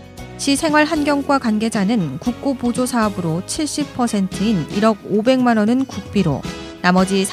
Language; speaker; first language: Korean; native; Korean